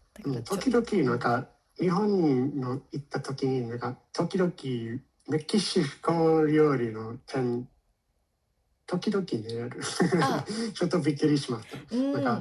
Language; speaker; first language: Japanese; non-native, learner; English